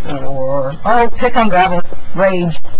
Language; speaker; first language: English; native; English